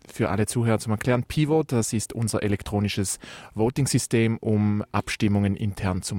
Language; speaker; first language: German; native; German